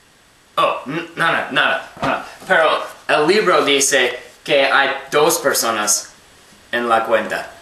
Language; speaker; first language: Spanish; non-native, learner; English